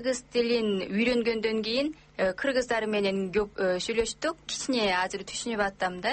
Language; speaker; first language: Kyrgyz; non-native, learner; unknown